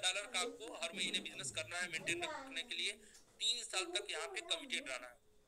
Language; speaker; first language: Hindi; native; Hindi